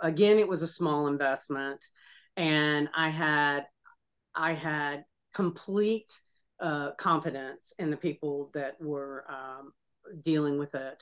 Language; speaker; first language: English; native; English